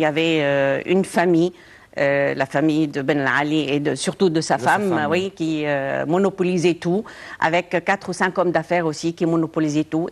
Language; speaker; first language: French; non-native, local second language; Arabic